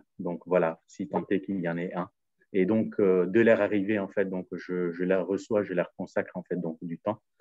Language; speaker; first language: French; native; French